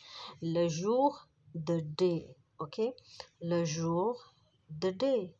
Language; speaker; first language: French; non-native, fluent; Urdu